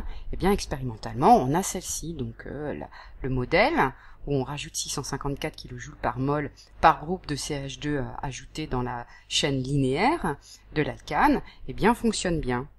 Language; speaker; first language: French; native; French